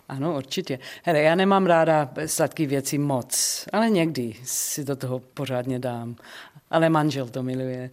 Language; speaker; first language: Czech; early bilingual, heritage; Czech